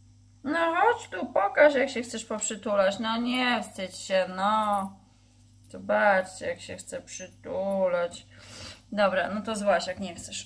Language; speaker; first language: Polish; native; Polish